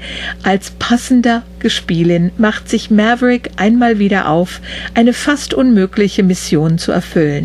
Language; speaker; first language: German; native; German